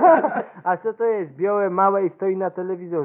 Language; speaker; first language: Polish; native; Polish